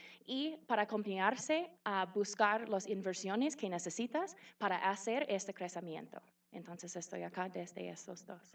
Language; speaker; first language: Spanish; non-native, fluent; English